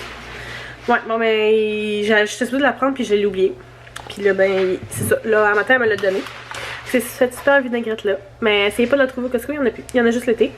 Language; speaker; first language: French; native; French